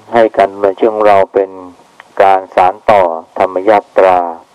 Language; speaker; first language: Thai; native; Thai